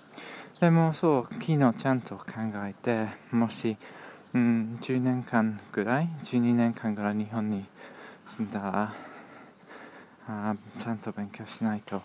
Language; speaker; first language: Japanese; non-native, learner; English